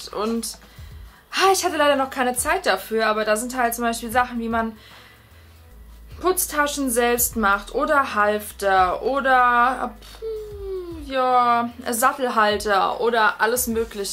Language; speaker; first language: German; native; German